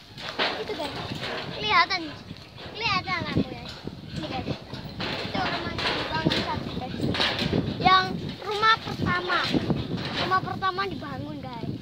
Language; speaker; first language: Indonesian; non-native, local second language; Javanese